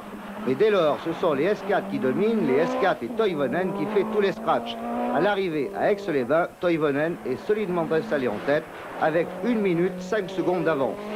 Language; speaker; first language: French; native; French